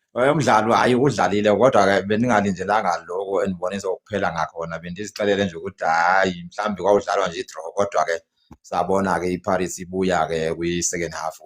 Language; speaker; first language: Zulu; non-native, local second language; Xhosa